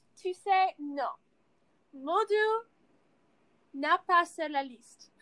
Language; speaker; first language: French; non-native, learner; English